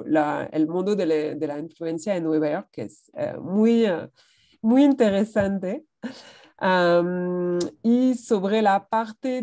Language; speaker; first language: Spanish; non-native, fluent; French